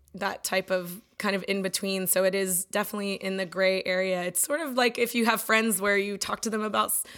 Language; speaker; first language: English; native; English